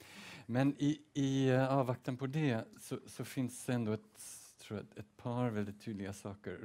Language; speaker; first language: Swedish; early bilingual, heritage; Swedish